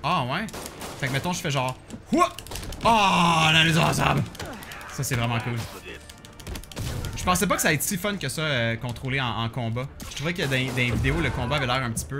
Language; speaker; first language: French; native; French